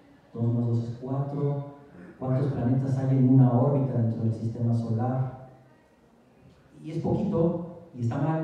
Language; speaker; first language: Spanish; native; Spanish